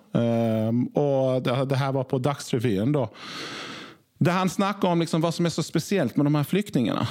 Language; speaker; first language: Norwegian; early bilingual, other home language; Swedish